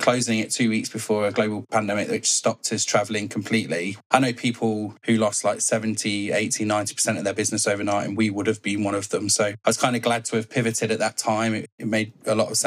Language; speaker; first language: English; native; English